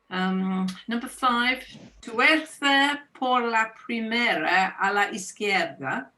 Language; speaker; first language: Spanish; non-native, learner; English